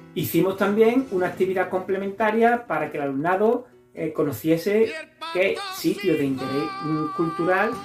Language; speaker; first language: Spanish; native; Spanish